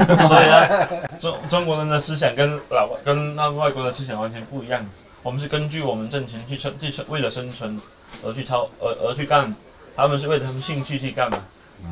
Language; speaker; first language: Chinese; native; Chinese